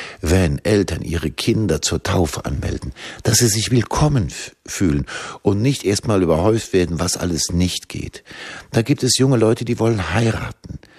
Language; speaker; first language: German; native; German